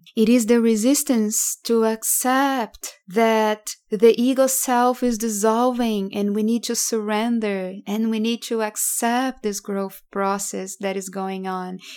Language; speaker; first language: English; non-native, fluent; Portuguese